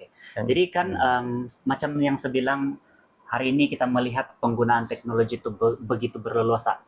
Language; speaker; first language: Malay; native; Malay